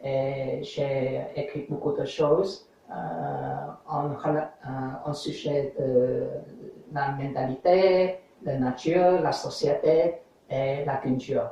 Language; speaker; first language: French; non-native, learner; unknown